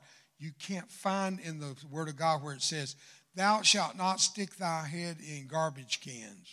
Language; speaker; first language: English; early bilingual, other home language; Spanish